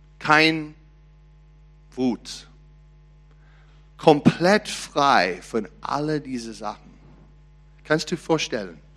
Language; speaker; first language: German; non-native, learner; English